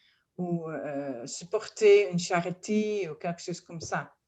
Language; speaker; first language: French; non-native, fluent; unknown